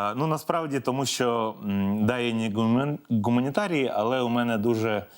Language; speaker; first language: Ukrainian; native; Ukrainian